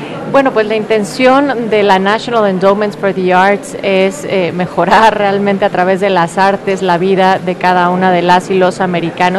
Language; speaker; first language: Spanish; native; Spanish